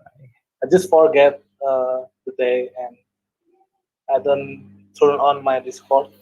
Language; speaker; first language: English; non-native, learner; Indonesian